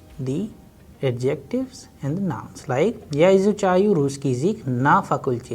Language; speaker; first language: Russian; non-native, fluent; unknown